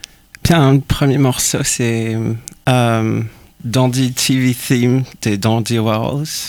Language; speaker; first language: French; native; French